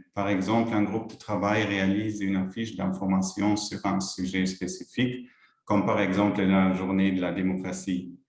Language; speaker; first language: French; non-native, local second language; Luxembourgish